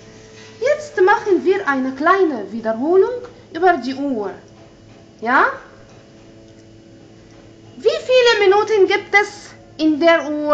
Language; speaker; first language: German; non-native, fluent; Arabic